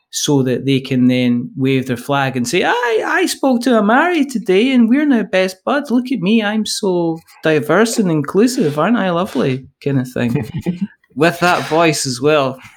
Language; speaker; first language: English; native; English